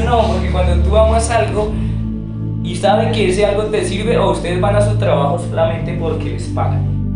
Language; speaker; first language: Spanish; native; Spanish